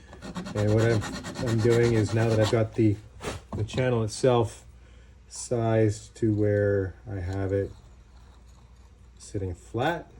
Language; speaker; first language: English; native; English